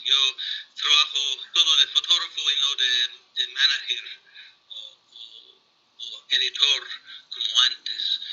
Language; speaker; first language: Spanish; non-native, fluent; English